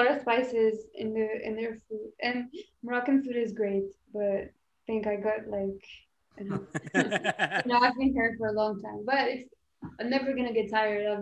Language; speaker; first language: English; non-native, fluent; French